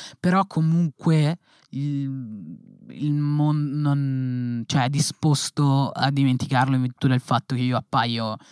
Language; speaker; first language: Italian; native; Italian